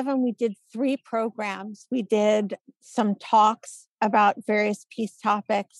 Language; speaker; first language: English; native; English